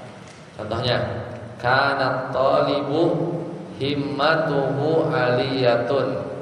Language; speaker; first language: Arabic; non-native, fluent; Indonesian